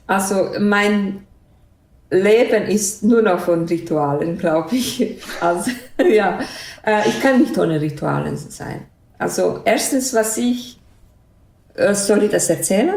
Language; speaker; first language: German; non-native, fluent; Bosnian